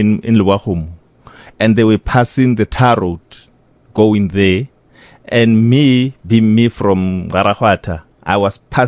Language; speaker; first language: English; non-native, local second language; Northern Sotho